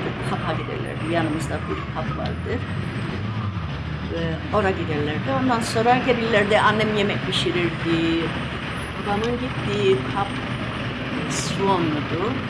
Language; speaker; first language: Turkish; early bilingual, heritage; Turkish